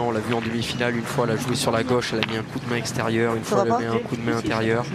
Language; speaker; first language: French; native; French